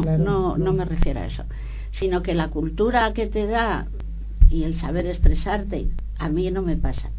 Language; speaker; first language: Spanish; native; Spanish